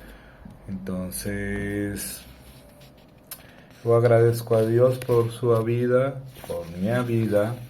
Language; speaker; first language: Portuguese; non-native, learner; Spanish